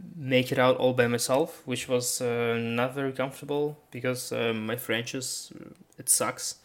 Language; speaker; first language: English; non-native, fluent; Russian